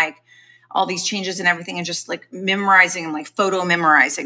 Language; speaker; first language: English; native; English